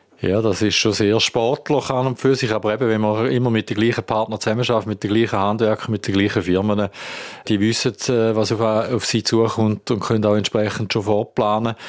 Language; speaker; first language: German; native; German